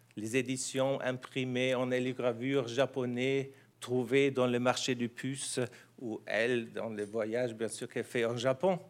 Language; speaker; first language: French; non-native, fluent; German